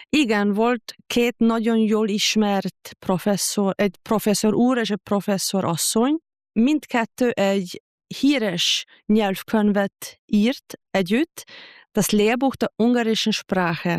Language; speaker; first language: Hungarian; non-native, learner; German